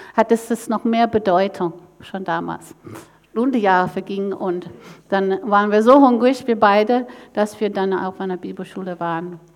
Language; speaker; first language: German; non-native, fluent; English